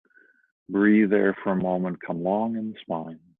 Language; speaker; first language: English; native; English